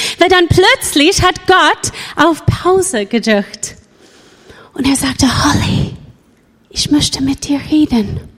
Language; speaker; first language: German; non-native, fluent; English